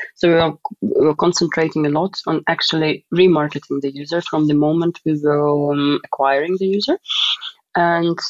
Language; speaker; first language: English; non-native, fluent; Russian